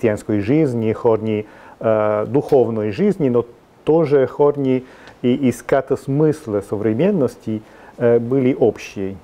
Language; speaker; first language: Russian; non-native, fluent; Italian